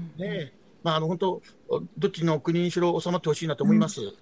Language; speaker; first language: Japanese; native; Japanese